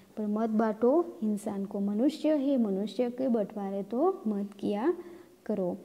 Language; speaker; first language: Hindi; non-native, local second language; Gamit